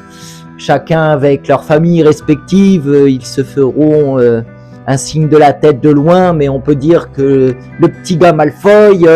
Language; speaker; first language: French; native; French